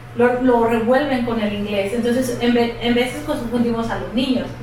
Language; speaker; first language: Spanish; native; Spanish